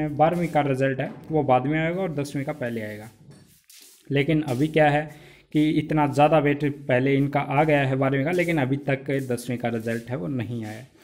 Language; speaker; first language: Hindi; native; Hindi